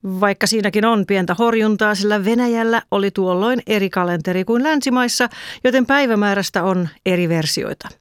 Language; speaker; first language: Finnish; native; Finnish